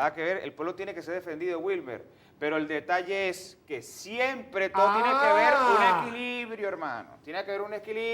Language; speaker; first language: Spanish; native; Spanish